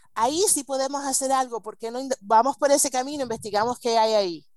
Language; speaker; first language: Spanish; early bilingual, heritage; Spanish